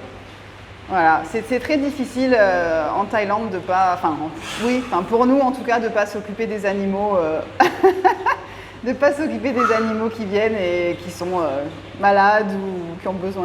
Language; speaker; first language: French; native; French